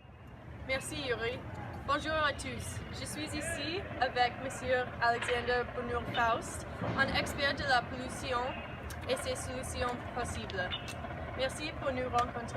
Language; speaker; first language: French; non-native, learner; English